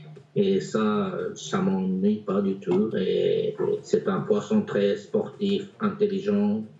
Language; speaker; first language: French; non-native, fluent; Japanese